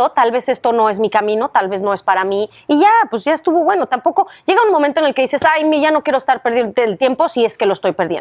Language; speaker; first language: Spanish; native; Spanish